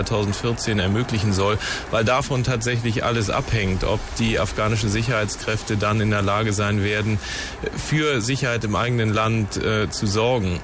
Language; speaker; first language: German; native; German